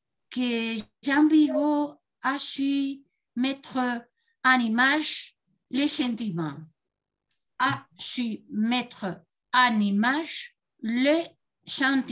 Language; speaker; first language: French; non-native, fluent; Spanish